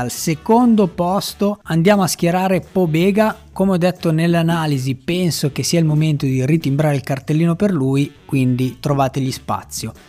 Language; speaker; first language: Italian; native; Italian